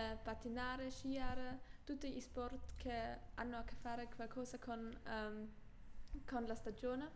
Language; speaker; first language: Italian; non-native, learner; German